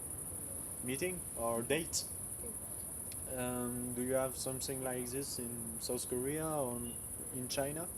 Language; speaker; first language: English; non-native, learner; French